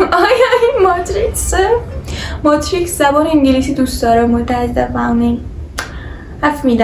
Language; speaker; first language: Persian; native; Persian